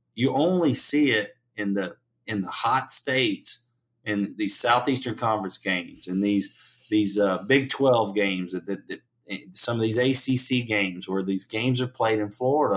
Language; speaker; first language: English; native; English